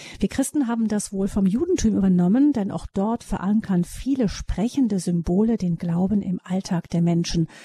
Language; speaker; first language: German; native; German